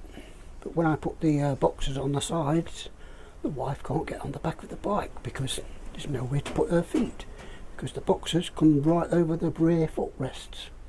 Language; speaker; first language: English; native; English